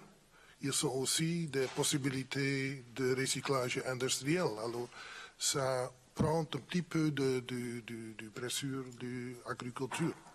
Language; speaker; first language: French; non-native, fluent; Dutch